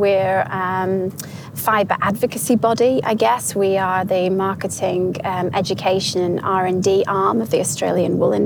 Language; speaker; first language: English; native; English